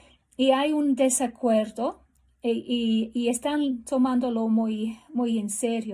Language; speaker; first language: Spanish; non-native, fluent; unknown